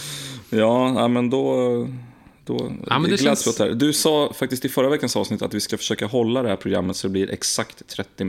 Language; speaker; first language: Swedish; native; Swedish